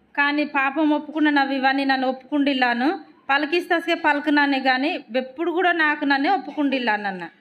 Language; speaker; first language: Telugu; non-native, local second language; Koya